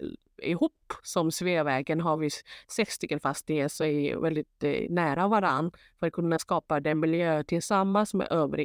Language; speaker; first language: Swedish; non-native, fluent; Thai